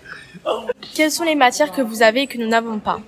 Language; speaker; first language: French; native; French